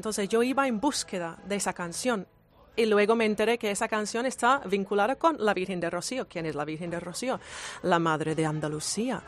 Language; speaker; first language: Spanish; non-native, fluent; English